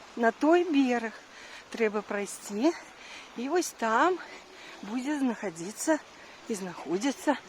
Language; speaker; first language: Belarusian; non-native, local second language; Russian